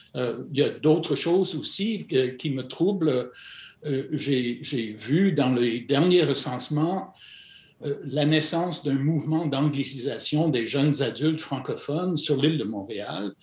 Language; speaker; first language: French; non-native, fluent; English